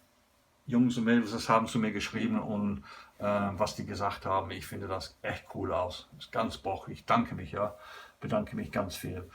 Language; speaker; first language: German; non-native, learner; English